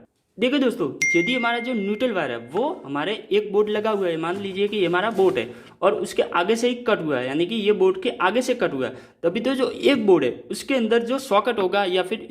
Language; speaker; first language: Hindi; native; Hindi